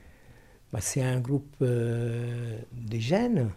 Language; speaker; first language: French; non-native, fluent; Italian